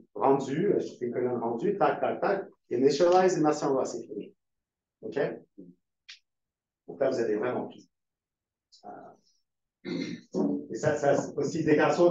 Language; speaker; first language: French; native; French